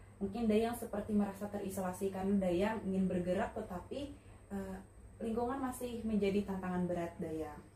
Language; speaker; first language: Indonesian; native; Indonesian